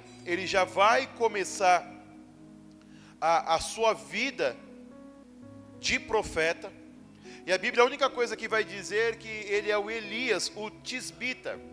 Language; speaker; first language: Portuguese; native; Portuguese